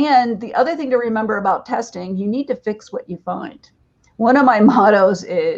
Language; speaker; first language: English; native; English